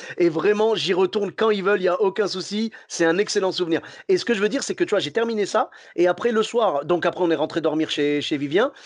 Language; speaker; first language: French; non-native, local second language; Arabic